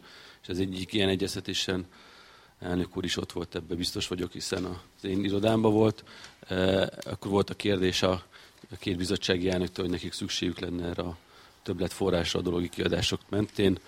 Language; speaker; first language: Hungarian; native; Hungarian